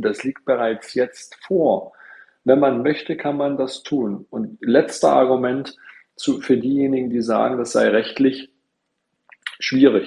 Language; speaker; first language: German; native; German